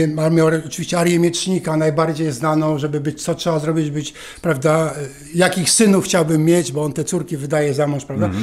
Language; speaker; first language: Polish; native; Polish